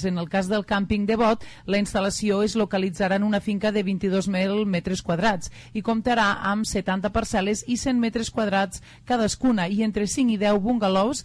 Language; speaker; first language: Catalan; native; Catalan